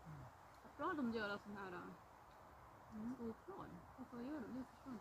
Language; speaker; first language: Swedish; non-native, learner; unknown